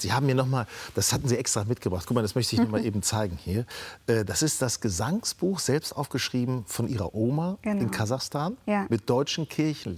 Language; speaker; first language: German; native; German